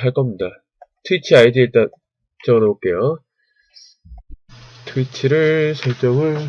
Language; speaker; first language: Korean; native; Korean